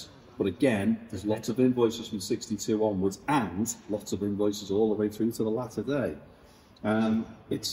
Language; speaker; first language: English; native; English